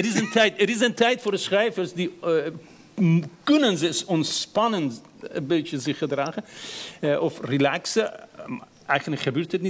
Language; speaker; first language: Dutch; non-native, fluent; Persian